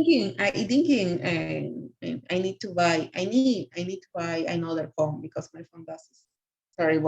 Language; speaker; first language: English; non-native, learner; Spanish